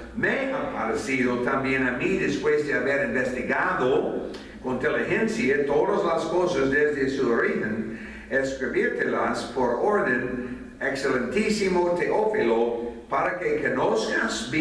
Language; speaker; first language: Spanish; non-native, fluent; English